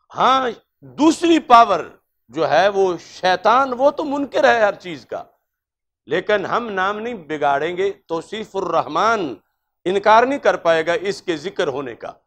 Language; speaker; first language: Urdu; non-native, local second language; Punjabi